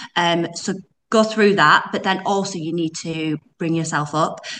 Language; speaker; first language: English; native; English